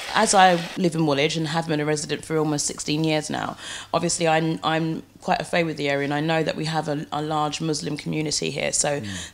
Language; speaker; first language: English; native; English